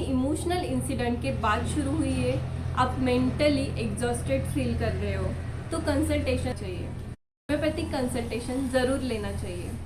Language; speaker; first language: Hindi; non-native, local second language; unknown